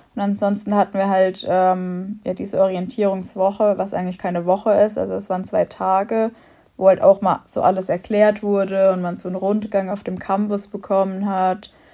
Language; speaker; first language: German; native; German